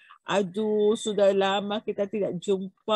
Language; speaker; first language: Indonesian; non-native, learner; Filipino